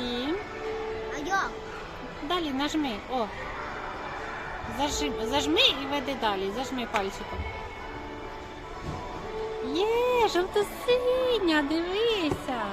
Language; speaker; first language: Ukrainian; native; Ukrainian